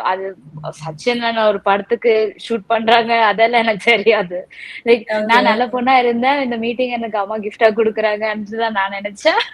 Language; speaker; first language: Tamil; non-native, local second language; Telugu